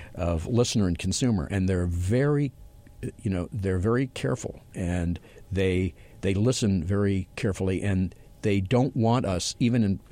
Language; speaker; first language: English; native; English